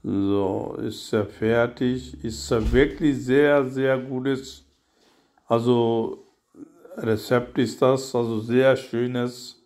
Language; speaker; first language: German; non-native, learner; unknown